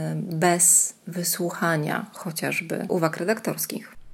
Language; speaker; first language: Polish; native; Polish